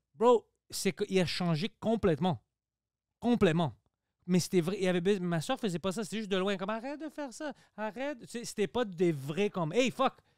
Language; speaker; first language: French; early bilingual, other home language; Greek